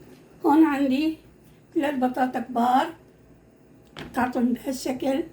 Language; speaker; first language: Arabic; native; Arabic